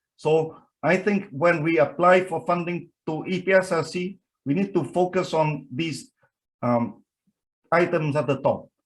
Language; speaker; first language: English; non-native, fluent; Vietnamese